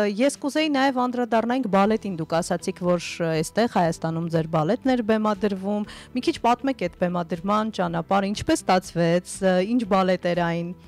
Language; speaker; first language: Armenian; native; Armenian